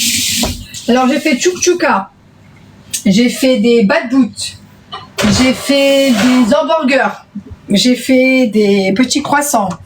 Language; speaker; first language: French; native; French